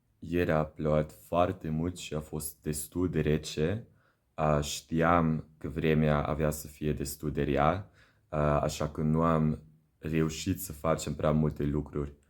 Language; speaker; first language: Romanian; non-native, fluent; Dutch